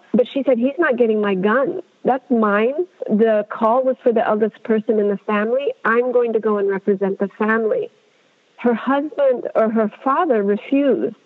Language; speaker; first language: English; non-native, fluent; Amharic